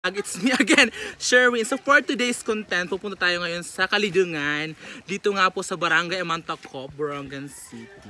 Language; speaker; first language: Filipino; non-native, local second language; Waray